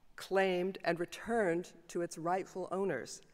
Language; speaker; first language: English; native; English